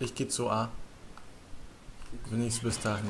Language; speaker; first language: German; native; German